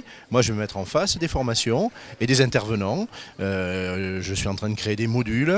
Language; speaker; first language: French; native; French